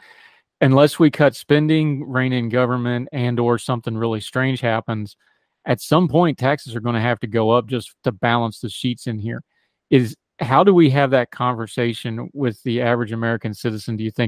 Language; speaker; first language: English; native; English